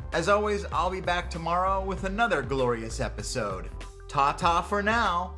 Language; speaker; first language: English; native; English